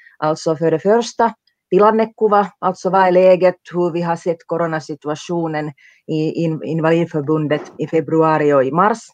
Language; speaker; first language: Swedish; non-native, local second language; Finnish